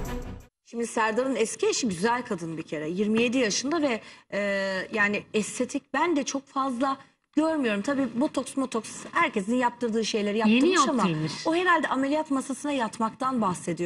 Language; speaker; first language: Turkish; native; Turkish